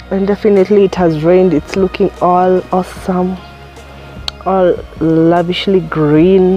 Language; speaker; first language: English; non-native, local second language; Kikuyu